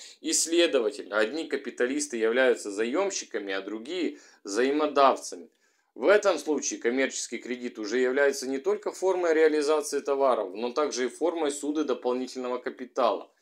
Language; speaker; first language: Russian; native; Russian